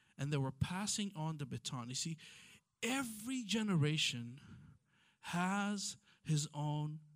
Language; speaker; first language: English; non-native, fluent; Amharic